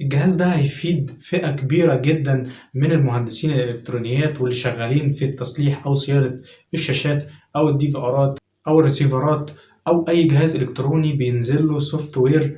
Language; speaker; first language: Arabic; native; Arabic